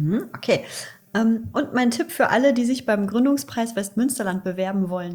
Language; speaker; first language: German; native; German